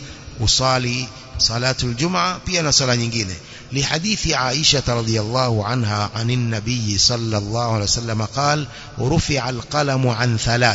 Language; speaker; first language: Arabic; non-native, fluent; Swahili